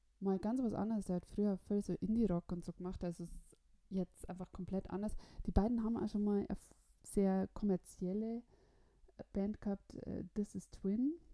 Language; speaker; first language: German; native; German